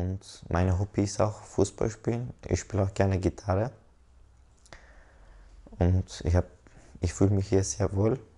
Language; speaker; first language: German; non-native, learner; Persian